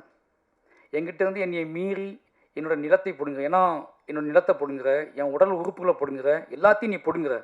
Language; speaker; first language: Tamil; native; Tamil